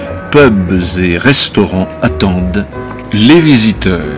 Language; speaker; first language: French; native; French